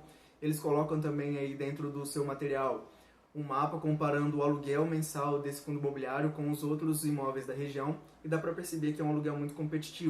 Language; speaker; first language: Portuguese; native; Portuguese